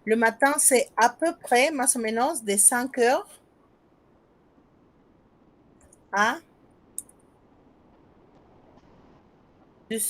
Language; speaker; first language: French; non-native, fluent; Spanish